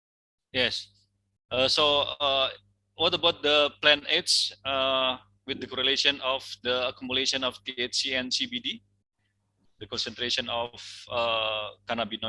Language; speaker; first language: English; non-native, fluent; Indonesian